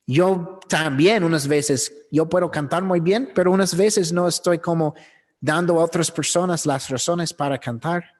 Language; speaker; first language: Spanish; non-native, learner; English